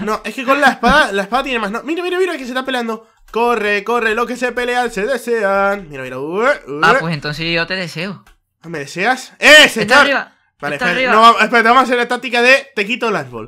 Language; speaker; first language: Spanish; native; Spanish